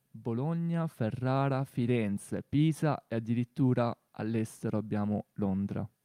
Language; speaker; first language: Italian; native; Italian